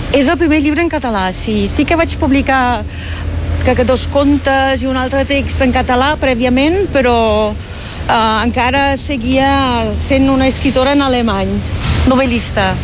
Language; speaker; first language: Catalan; non-native, fluent; German